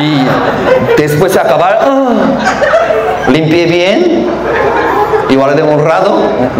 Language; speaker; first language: Spanish; non-native, fluent; Korean